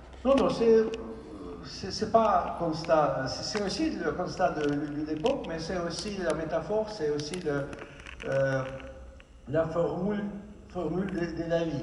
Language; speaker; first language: French; non-native, fluent; Ukrainian